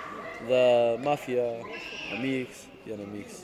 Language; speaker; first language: Catalan; non-native, fluent; Berber languages